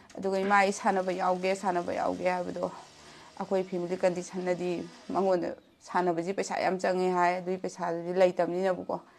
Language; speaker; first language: Manipuri; native; Manipuri